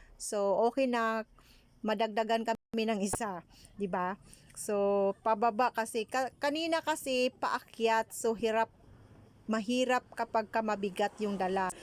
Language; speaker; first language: Filipino; non-native, local second language; Cebuano